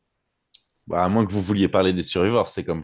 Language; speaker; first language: French; native; French